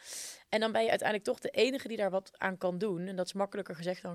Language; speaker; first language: Dutch; native; Dutch